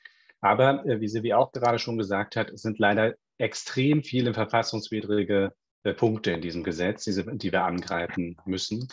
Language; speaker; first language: German; native; German